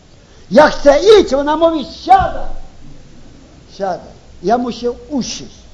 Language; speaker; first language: Polish; early bilingual, heritage; Ukrainian